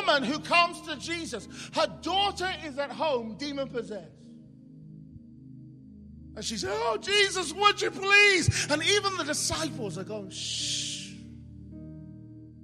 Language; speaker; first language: English; native; English